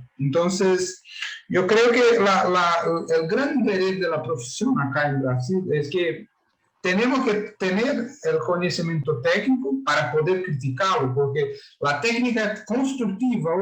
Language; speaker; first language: Spanish; non-native, learner; Portuguese